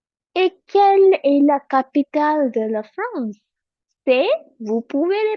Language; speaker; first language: French; non-native, fluent; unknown